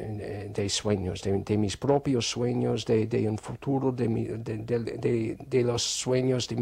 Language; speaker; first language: Spanish; non-native, fluent; English